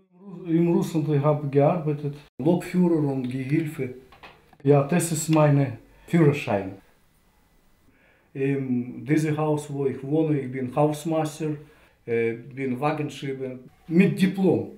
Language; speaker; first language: German; non-native, learner; Russian